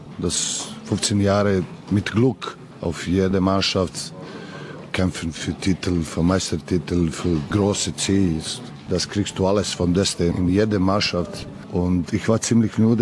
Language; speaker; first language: German; non-native, learner; Serbian